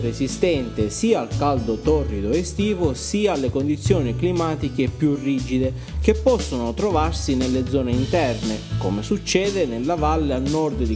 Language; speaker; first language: Italian; native; Italian